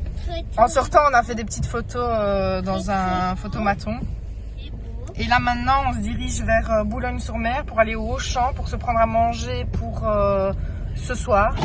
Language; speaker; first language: French; native; French